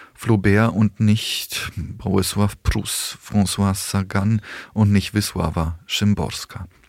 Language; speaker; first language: German; early bilingual, other home language; Polish